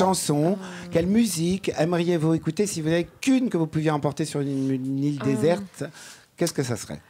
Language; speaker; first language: French; native; French